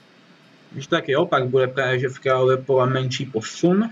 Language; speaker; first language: Czech; native; Czech